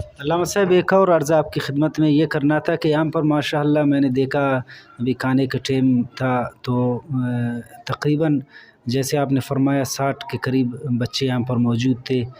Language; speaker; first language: Urdu; non-native, local second language; Baluchi